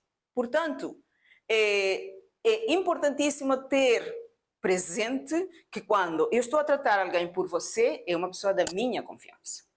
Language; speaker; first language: Portuguese; non-native, fluent; Spanish